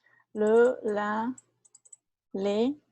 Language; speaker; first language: French; non-native, fluent; Portuguese